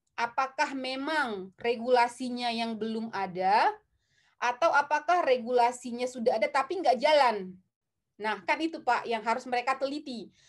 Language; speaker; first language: Indonesian; non-native, local second language; Batak Toba